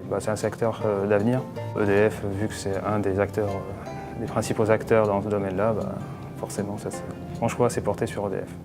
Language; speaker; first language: French; non-native, local second language; Arabic